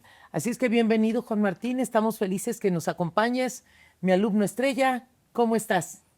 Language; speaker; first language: Spanish; native; Spanish